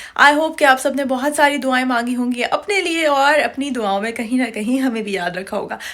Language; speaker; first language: Urdu; native; Urdu